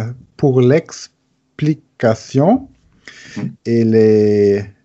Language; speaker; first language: French; non-native, learner; German